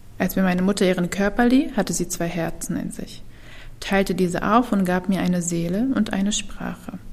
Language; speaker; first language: German; early bilingual, other home language; Kurdish